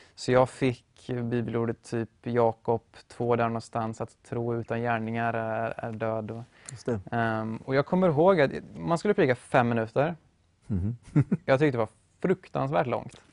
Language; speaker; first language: Swedish; native; Swedish